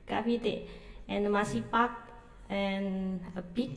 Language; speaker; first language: English; non-native, learner; Indonesian